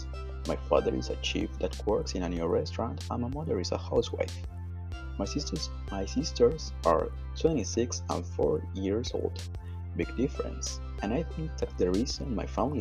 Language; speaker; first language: English; non-native, learner; Spanish